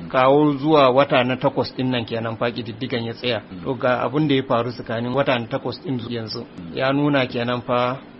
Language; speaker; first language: Hausa; native; Hausa